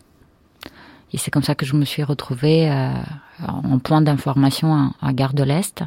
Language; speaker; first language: French; non-native, fluent; Russian